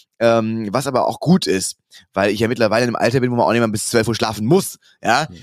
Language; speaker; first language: German; native; German